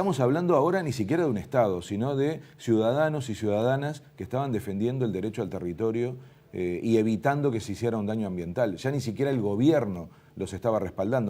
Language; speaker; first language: Spanish; native; Spanish